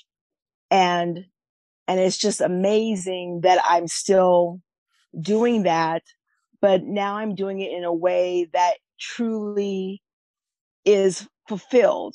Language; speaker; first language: English; native; English